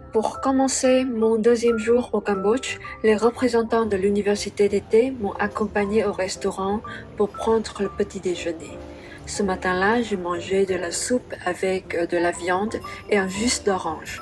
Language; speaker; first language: French; non-native, fluent; Vietnamese